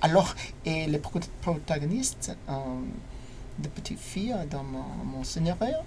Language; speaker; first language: French; non-native, learner; English